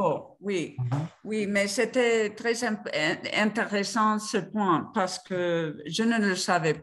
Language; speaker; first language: French; non-native, fluent; Spanish